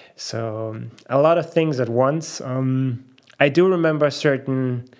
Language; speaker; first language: English; non-native, fluent; German